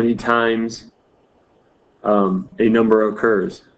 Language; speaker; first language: English; native; English